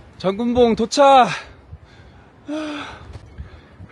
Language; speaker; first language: Korean; native; Korean